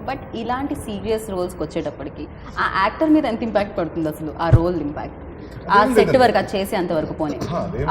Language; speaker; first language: Telugu; native; Telugu